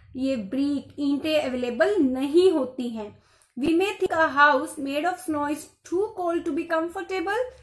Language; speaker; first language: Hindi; non-native, local second language; Gujarati